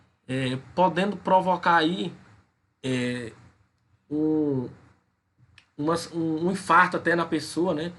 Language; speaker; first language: Portuguese; native; Portuguese